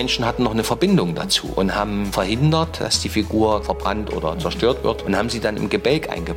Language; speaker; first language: German; native; German